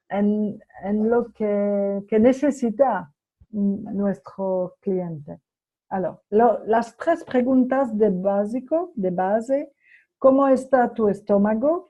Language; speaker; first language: Spanish; non-native, fluent; French